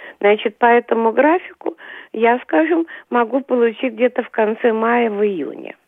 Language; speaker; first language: Russian; native; Russian